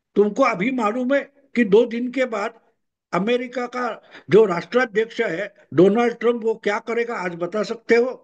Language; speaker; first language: Hindi; non-native, local second language; Marathi